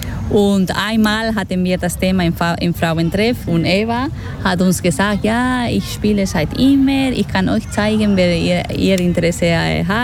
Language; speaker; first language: German; non-native, learner; Spanish